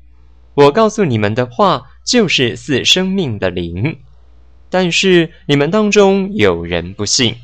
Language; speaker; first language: Chinese; native; Chinese